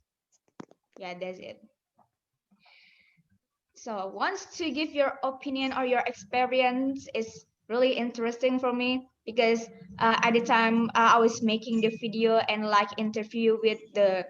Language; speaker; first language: English; non-native, learner; Indonesian